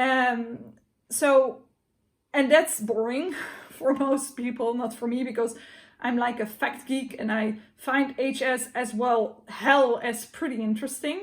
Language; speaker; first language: English; non-native, fluent; Dutch